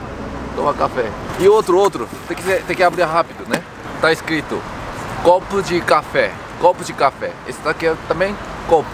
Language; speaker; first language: Portuguese; non-native, learner; Korean